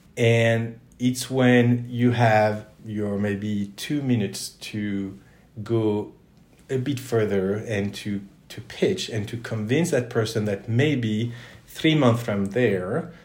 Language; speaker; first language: English; non-native, fluent; French